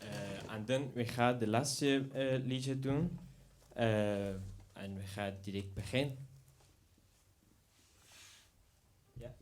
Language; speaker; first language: Dutch; non-native, learner; Persian